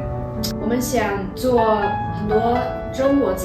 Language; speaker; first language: Chinese; early bilingual, heritage; English